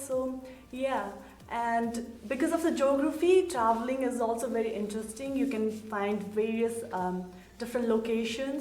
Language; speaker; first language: English; non-native, local second language; Nepali